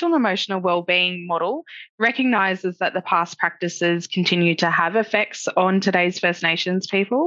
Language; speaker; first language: English; native; English